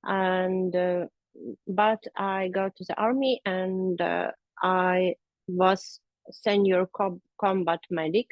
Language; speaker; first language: English; non-native, learner; Ukrainian